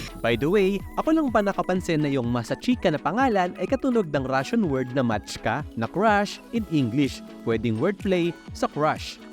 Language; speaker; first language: Filipino; native; Filipino